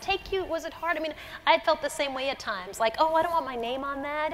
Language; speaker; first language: English; native; English